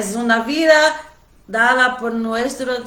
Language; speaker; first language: Portuguese; non-native, learner; Spanish